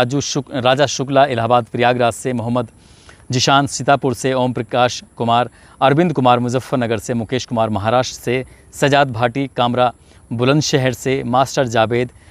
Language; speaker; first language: Hindi; native; Hindi